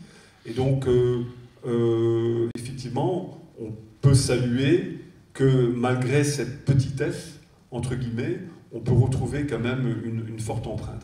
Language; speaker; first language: French; native; French